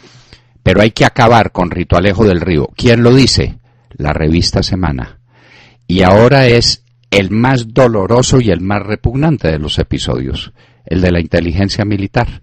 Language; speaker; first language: Spanish; native; Spanish